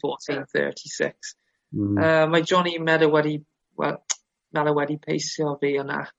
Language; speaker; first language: Welsh; non-native, local second language; English